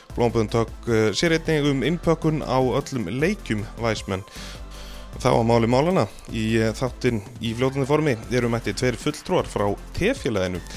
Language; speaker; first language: Icelandic; native; Icelandic